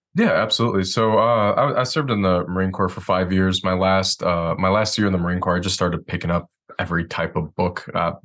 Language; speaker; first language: English; native; English